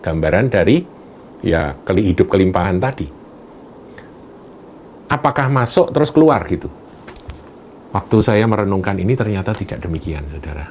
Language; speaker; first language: Indonesian; native; Indonesian